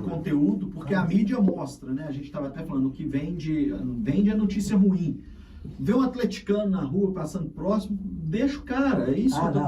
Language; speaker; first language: Portuguese; native; Portuguese